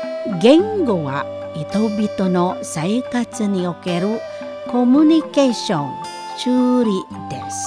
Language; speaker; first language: Japanese; non-native, fluent; Indonesian